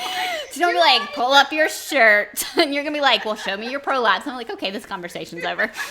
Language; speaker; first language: English; native; English